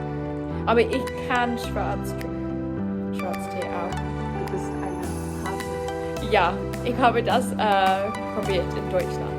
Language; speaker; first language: German; non-native, learner; English